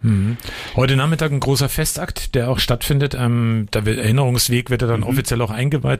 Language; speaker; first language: German; native; German